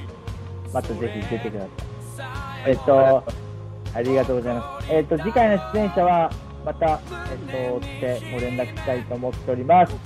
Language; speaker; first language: Japanese; native; Japanese